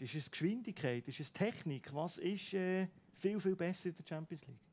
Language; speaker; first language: German; native; German